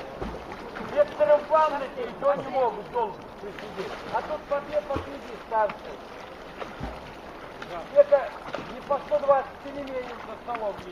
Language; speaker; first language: Russian; native; Russian